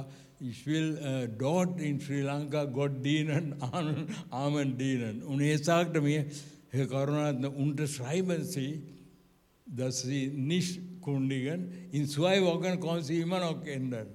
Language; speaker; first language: German; non-native, learner; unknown